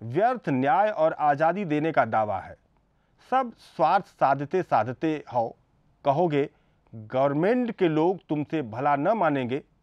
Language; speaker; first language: Hindi; native; Hindi